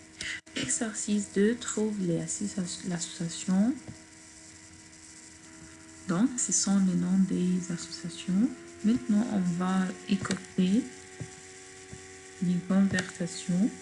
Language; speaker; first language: French; non-native, fluent; Arabic